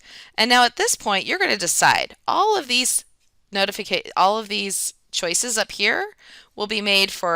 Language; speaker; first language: English; native; English